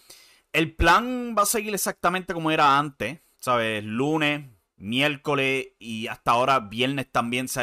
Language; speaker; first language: Spanish; native; Spanish